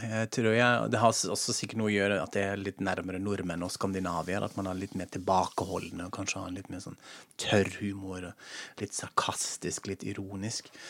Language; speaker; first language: Norwegian; non-native, fluent; German